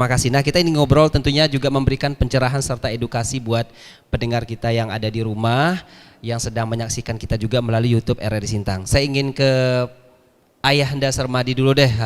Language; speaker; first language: Malay; native; Malay